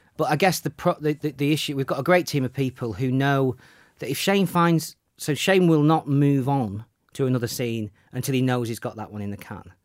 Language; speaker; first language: English; native; English